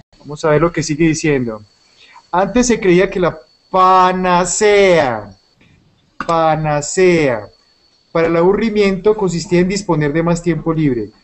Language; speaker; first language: Spanish; native; Spanish